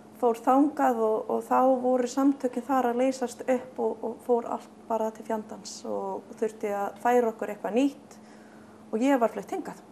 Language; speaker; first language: Icelandic; non-native, fluent; English